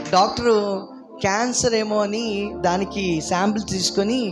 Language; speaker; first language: Telugu; non-native, local second language; Malayalam